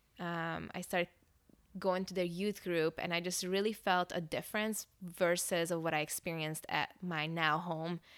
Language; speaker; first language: English; early bilingual, other home language; Hungarian